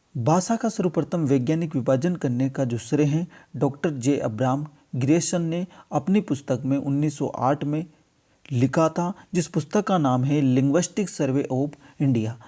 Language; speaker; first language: Hindi; native; Hindi